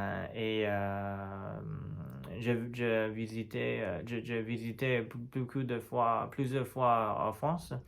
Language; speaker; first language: French; non-native, learner; Chinese